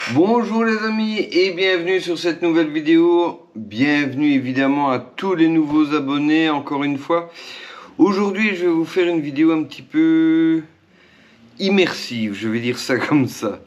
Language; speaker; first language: French; native; French